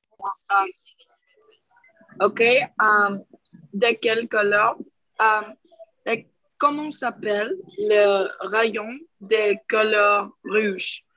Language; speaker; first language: French; non-native, learner; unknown